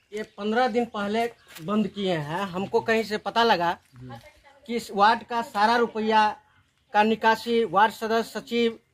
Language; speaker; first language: Hindi; native; Hindi